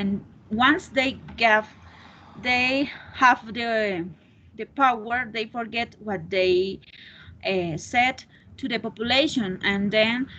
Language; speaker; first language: English; non-native, learner; Spanish